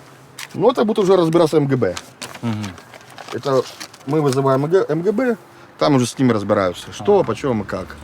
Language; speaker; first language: Russian; native; Russian